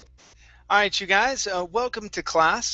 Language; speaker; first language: English; native; English